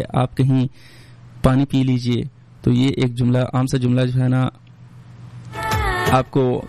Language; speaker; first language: Hindi; non-native, local second language; Pashto